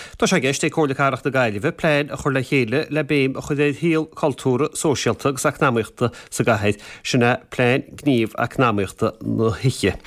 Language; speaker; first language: Irish; native; Irish